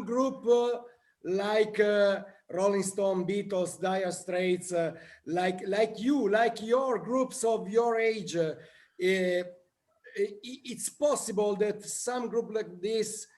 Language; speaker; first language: English; non-native, learner; Italian